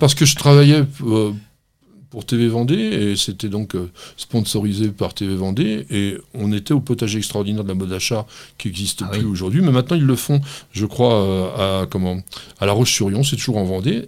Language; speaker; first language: French; native; French